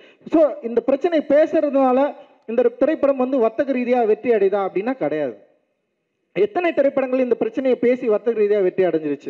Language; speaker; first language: Tamil; native; Tamil